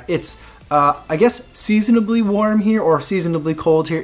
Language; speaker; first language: English; native; English